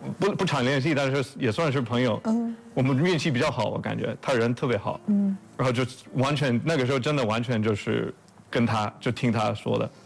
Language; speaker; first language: Chinese; non-native, fluent; English